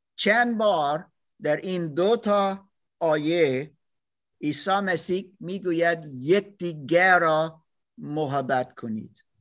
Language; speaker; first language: Persian; non-native, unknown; English